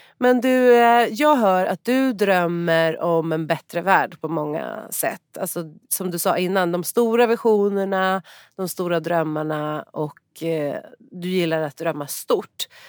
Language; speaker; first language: Swedish; native; Swedish